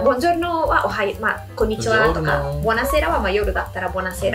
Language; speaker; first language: Japanese; non-native, fluent; Italian